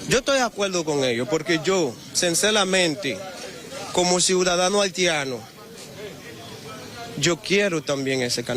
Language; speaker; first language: Spanish; non-native, learner; Haitian Creole